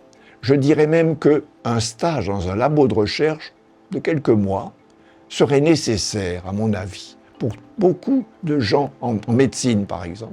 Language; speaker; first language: French; native; French